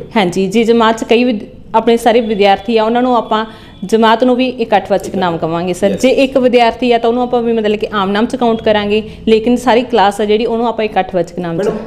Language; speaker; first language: Hindi; non-native, local second language; Punjabi